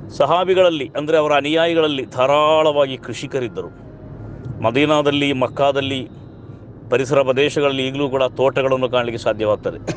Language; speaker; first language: Kannada; non-native, local second language; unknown